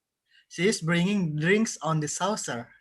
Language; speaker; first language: English; non-native, learner; Indonesian